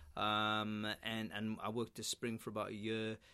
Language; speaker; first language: English; native; English